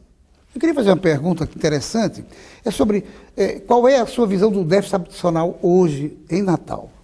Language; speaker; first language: Portuguese; native; Portuguese